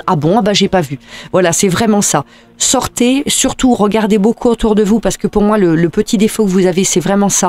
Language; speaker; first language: French; native; French